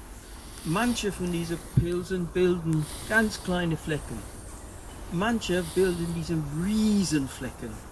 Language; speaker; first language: German; non-native, fluent; English